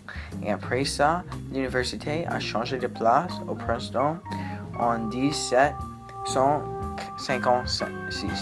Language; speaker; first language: French; non-native, learner; English